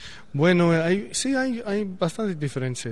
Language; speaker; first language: Spanish; non-native, learner; English